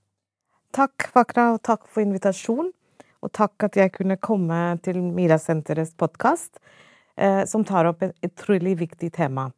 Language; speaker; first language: Norwegian; non-native, fluent; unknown